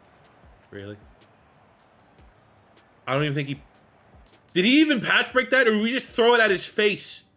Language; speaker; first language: English; native; English